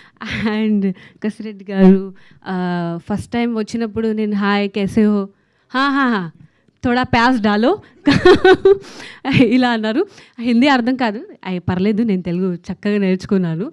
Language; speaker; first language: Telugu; non-native, fluent; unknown